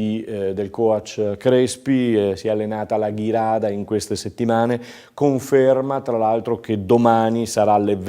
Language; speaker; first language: Italian; native; Italian